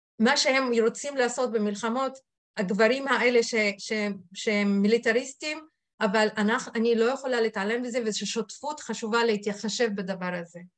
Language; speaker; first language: Hebrew; non-native, local second language; Arabic